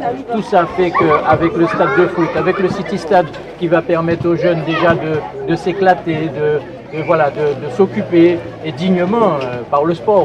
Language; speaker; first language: French; native; French